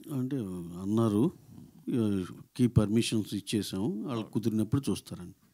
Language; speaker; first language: Telugu; native; Telugu